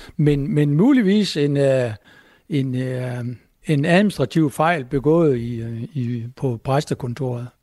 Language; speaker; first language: Danish; native; Danish